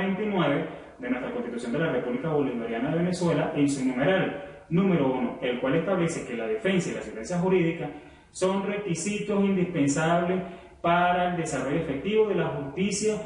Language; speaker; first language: Spanish; native; Spanish